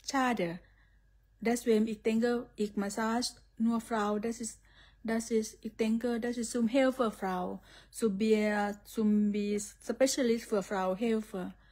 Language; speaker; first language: German; non-native, learner; Thai